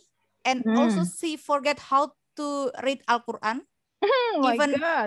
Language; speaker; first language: English; non-native, learner; Indonesian